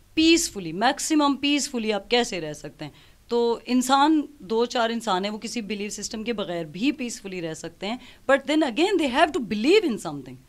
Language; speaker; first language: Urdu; non-native, local second language; Punjabi